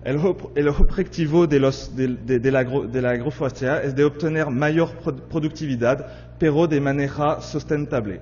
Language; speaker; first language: Spanish; non-native, fluent; French